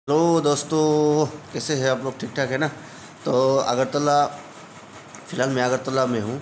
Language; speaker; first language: Hindi; non-native, local second language; Assamese